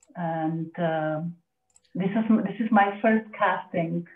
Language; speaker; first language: English; non-native, fluent; Czech